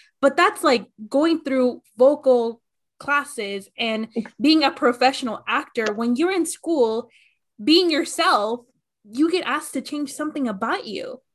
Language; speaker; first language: English; early bilingual, other home language; Spanish